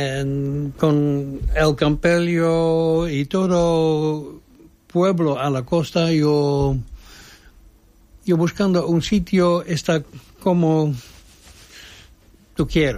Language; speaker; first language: Spanish; non-native, learner; Dutch